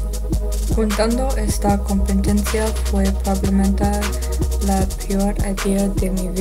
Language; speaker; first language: Spanish; non-native, learner; English